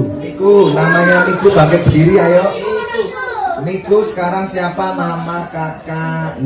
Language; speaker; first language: Indonesian; native; Indonesian